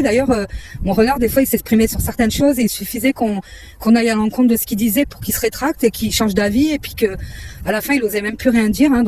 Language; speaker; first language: French; native; French